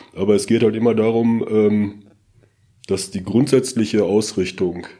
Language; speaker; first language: German; native; German